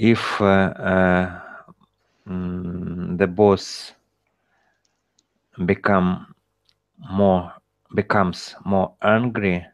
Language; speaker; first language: English; non-native, learner; Russian